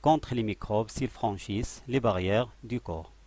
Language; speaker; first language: French; non-native, local second language; Arabic